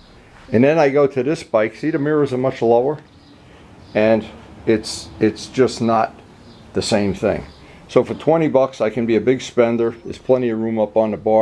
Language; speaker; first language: English; native; English